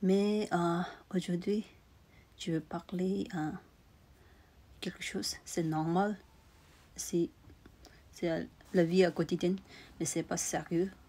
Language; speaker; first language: French; non-native, learner; Tibetan